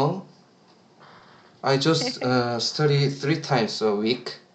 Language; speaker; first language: English; non-native, learner; Korean